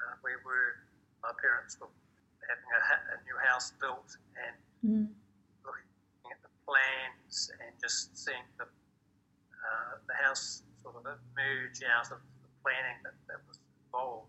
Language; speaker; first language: English; native; English